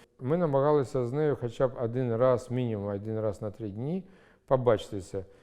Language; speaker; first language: Ukrainian; non-native, local second language; Russian